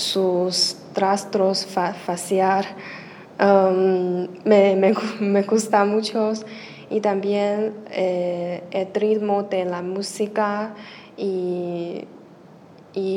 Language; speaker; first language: Spanish; non-native, learner; Chinese